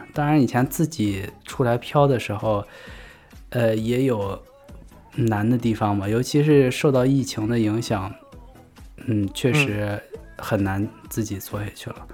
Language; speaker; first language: Chinese; native; Chinese